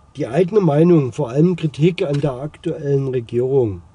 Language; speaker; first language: German; native; German